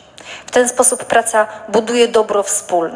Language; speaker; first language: Polish; native; Polish